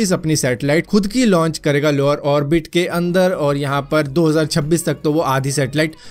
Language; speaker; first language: Hindi; native; Hindi